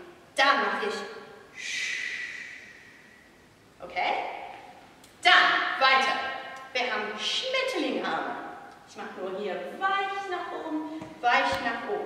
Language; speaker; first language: German; non-native, fluent; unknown